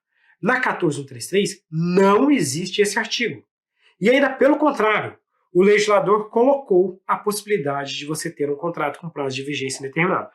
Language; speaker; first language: Portuguese; native; Portuguese